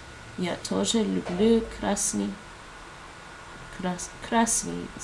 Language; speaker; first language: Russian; non-native, learner; English